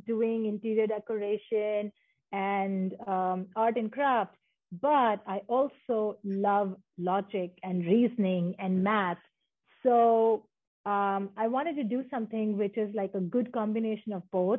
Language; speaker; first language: English; non-native, local second language; Hindi